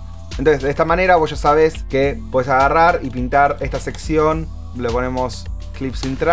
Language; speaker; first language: Spanish; native; Spanish